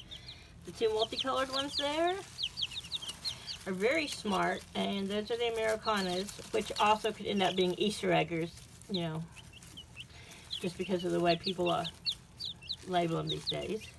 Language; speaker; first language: English; native; English